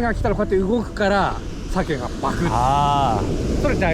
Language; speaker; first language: Japanese; native; Japanese